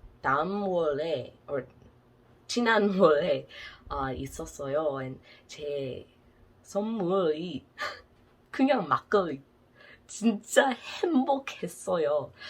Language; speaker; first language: Korean; non-native, learner; English